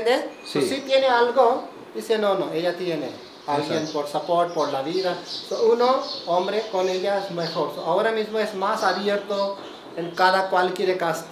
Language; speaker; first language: Spanish; non-native, learner; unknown